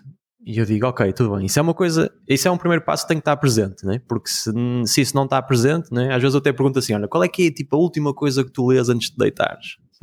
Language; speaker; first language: Portuguese; native; Portuguese